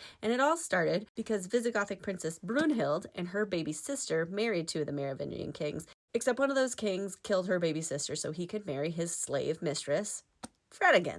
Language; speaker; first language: English; native; English